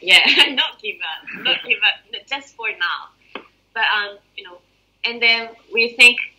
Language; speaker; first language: English; non-native, learner; Japanese